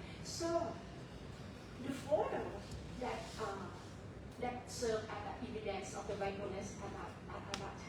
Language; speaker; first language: English; non-native, fluent; Thai